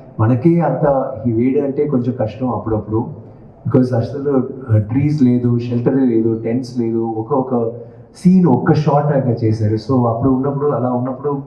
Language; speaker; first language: Telugu; non-native, learner; Tamil